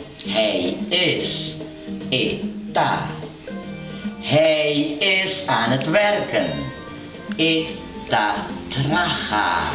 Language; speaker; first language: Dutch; non-native, local second language; Papiamento